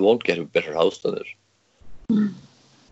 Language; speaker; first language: English; non-native, local second language; Irish